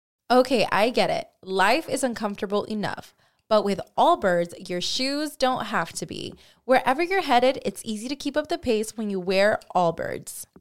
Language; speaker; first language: English; early bilingual, other home language; Spanish